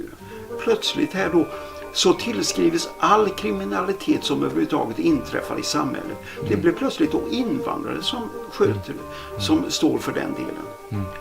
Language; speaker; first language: Swedish; native; Swedish